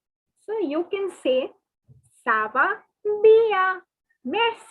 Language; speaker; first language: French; non-native, learner; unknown